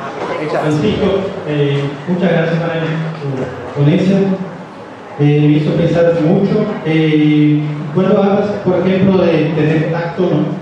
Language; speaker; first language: Spanish; non-native, fluent; Portuguese